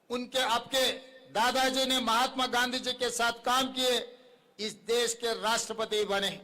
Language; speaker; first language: Hindi; non-native, local second language; Telugu